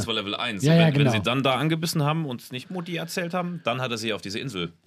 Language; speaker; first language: German; native; German